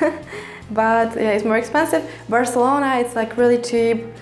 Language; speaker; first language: English; non-native, fluent; Polish